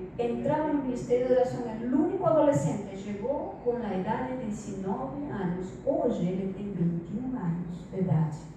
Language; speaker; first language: Portuguese; non-native, fluent; Spanish